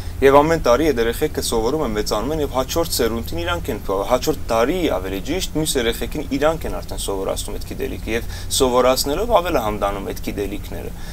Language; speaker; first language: Armenian; early bilingual, heritage; Armenian